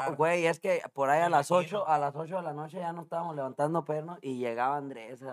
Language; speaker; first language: Spanish; native; Spanish